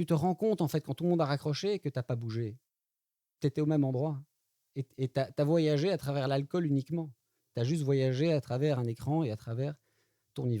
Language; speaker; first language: French; native; French